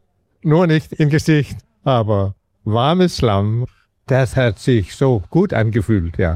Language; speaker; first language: German; non-native, learner; Danish